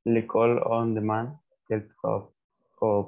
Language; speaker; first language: French; non-native, learner; Spanish